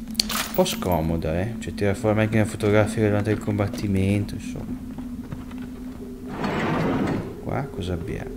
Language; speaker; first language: Italian; native; Italian